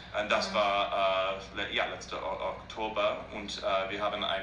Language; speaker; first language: German; non-native, learner; English